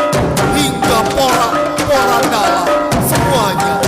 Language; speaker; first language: Indonesian; native; Indonesian